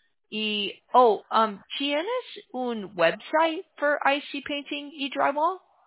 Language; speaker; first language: Spanish; non-native, learner; English